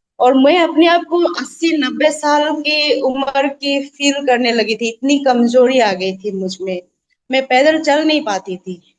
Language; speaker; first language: Hindi; non-native, local second language; Assamese